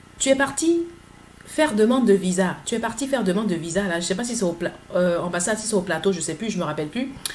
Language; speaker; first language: French; native; French